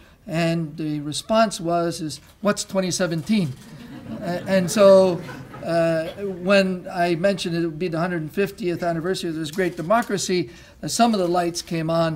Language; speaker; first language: English; non-native, local second language; French